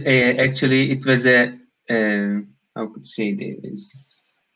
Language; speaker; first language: English; non-native, learner; Turkish